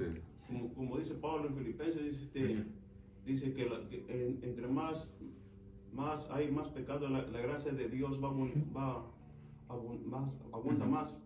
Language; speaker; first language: Spanish; early bilingual, heritage; Spanish